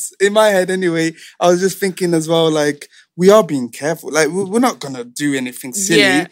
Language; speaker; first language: English; non-native, fluent; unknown